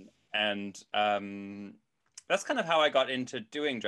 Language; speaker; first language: English; native; English